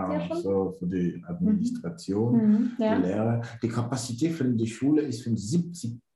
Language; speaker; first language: German; non-native, learner; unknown